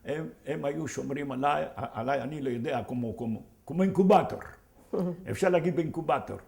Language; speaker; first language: Hebrew; non-native, fluent; Ladino